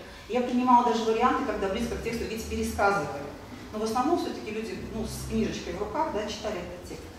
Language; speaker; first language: Russian; native; Russian